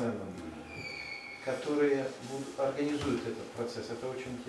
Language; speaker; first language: Russian; native; Russian